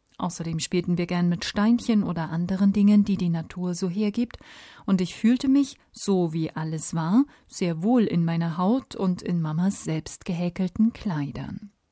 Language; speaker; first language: German; native; German